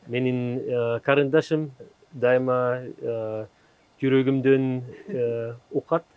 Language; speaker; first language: Kyrgyz; non-native, learner; German